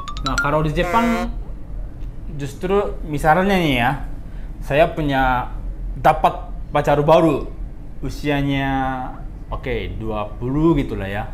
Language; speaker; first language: Indonesian; non-native, fluent; Japanese